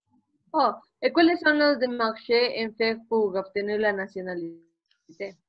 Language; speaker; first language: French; non-native, learner; Spanish